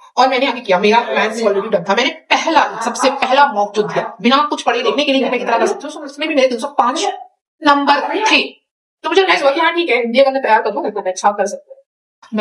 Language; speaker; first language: Hindi; native; Hindi